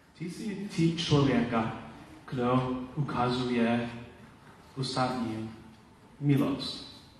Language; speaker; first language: Czech; non-native, learner; Polish